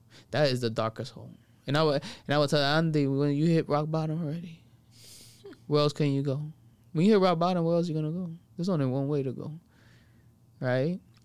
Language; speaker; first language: English; early bilingual, other home language; Spanish